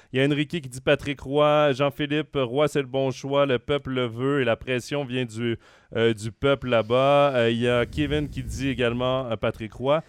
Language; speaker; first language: French; native; French